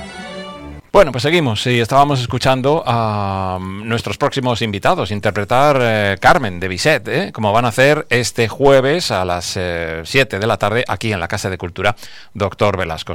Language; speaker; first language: Spanish; native; Spanish